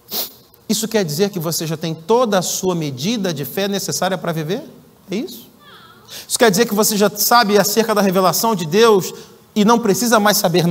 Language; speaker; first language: Portuguese; native; Portuguese